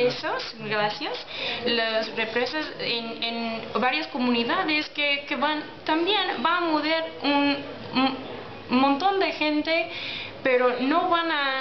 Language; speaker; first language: Spanish; non-native, learner; English